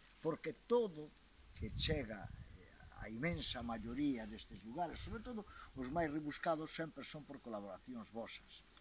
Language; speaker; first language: Galician; native; Galician